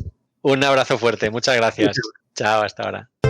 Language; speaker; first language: Spanish; native; Spanish